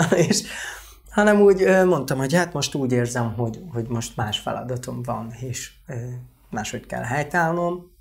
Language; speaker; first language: Hungarian; non-native, local second language; Romany